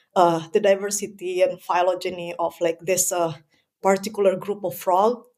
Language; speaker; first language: English; non-native, fluent; Indonesian